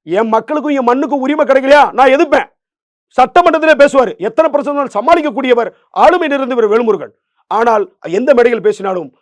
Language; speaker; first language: Tamil; native; Tamil